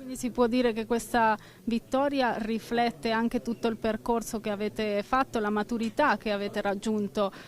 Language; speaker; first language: Italian; native; Italian